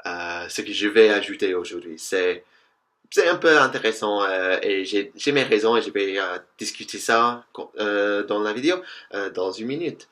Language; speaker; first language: French; non-native, fluent; English